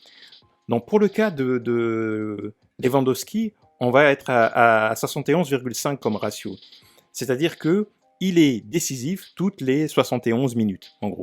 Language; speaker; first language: French; native; French